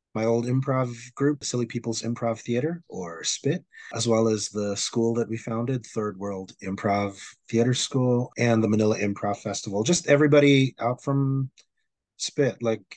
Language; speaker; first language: English; non-native, local second language; Filipino